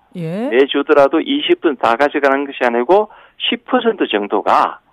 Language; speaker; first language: Korean; native; Korean